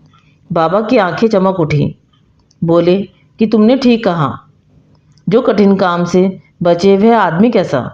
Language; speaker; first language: Hindi; native; Hindi